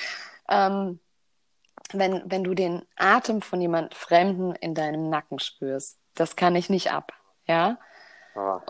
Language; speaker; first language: German; native; German